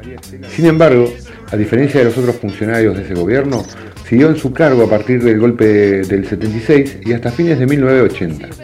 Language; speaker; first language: Spanish; native; Spanish